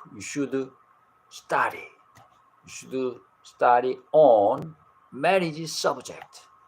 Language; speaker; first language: English; non-native, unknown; Korean